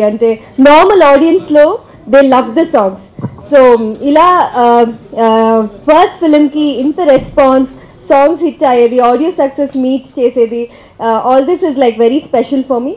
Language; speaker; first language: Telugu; non-native, learner; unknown